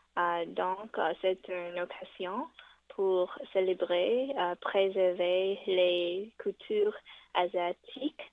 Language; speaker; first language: French; non-native, fluent; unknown